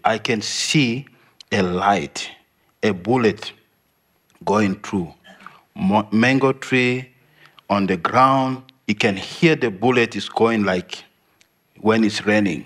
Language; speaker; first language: English; non-native, learner; Arabic